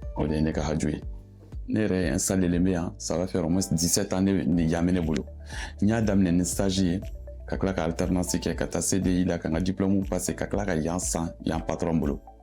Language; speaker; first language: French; non-native, local second language; Bambara